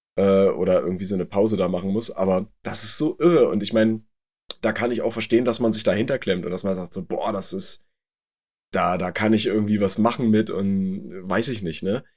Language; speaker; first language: German; native; German